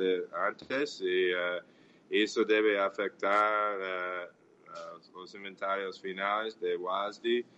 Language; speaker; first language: Portuguese; non-native, fluent; English